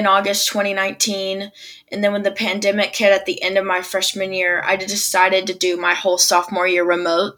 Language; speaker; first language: English; native; English